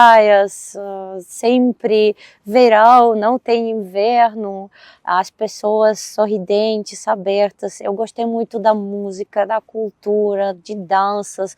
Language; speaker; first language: Portuguese; non-native, fluent; Russian